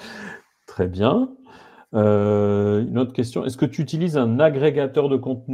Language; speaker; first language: French; native; French